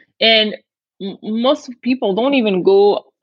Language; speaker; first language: English; non-native, fluent; French